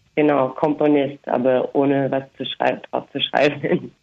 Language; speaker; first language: German; non-native, fluent; English